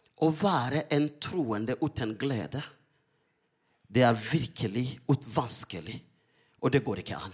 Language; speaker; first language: Norwegian; non-native, fluent; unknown